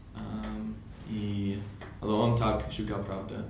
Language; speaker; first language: Polish; non-native, learner; English